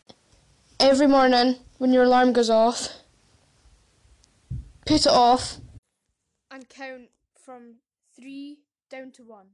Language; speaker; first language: English; native; English